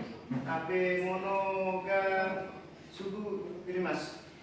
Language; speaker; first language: Japanese; non-native, learner; Indonesian